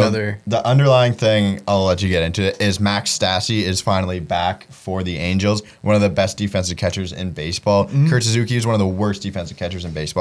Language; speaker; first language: English; native; English